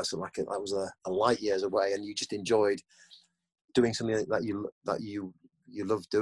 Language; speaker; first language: English; native; English